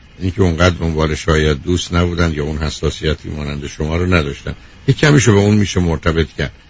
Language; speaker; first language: Persian; native; Persian